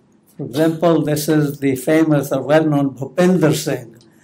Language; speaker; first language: English; non-native, local second language; Punjabi